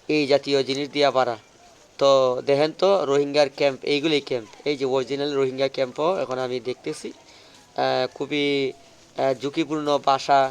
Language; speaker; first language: Bangla; non-native, local second language; Sylheti